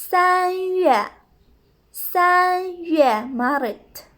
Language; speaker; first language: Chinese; non-native, fluent; Kyrgyz